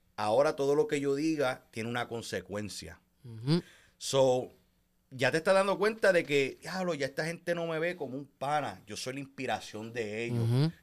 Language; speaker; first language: Spanish; native; Spanish